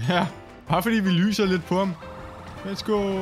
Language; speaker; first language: Danish; native; Danish